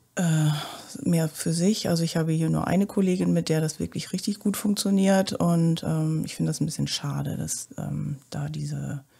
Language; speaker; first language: German; native; German